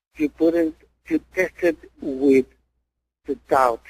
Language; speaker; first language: English; non-native, fluent; Spanish